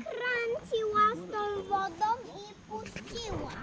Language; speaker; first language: Polish; early bilingual, heritage; Polish